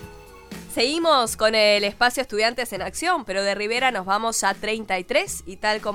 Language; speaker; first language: Spanish; native; Spanish